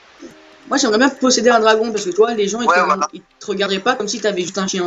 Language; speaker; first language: French; native; French